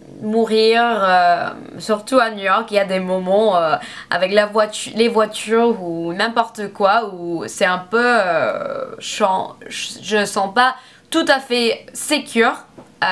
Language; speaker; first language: French; non-native, learner; English